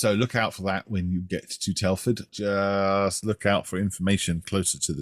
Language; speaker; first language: English; native; English